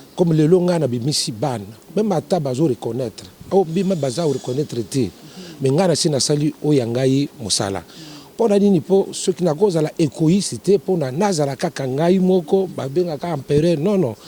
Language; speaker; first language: Lingala; non-native, local second language; Luba-Lulua